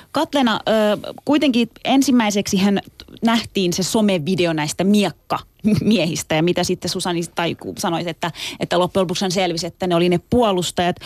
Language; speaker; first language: Finnish; early bilingual, other home language; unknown